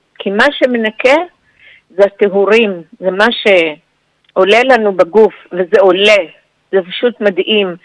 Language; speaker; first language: Hebrew; native; Hebrew